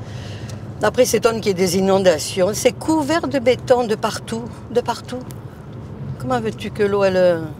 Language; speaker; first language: French; native; French